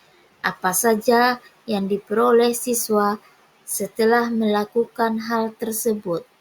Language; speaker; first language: Indonesian; native; Indonesian